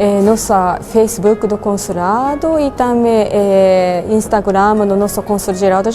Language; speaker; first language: Portuguese; non-native, fluent; Japanese